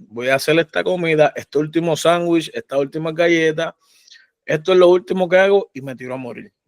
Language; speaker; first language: Spanish; native; Spanish